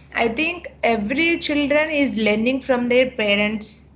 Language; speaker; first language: English; non-native, local second language; Telugu